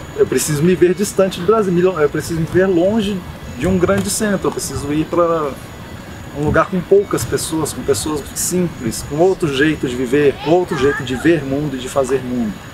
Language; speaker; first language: Portuguese; native; Portuguese